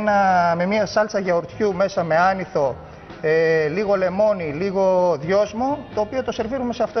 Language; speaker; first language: Greek; native; Greek